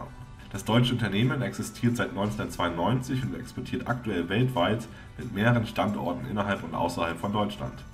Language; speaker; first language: German; native; German